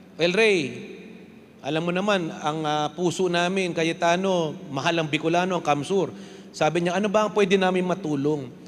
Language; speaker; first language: Filipino; non-native, local second language; Bikol